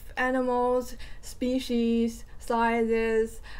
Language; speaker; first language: English; non-native, fluent; Chinese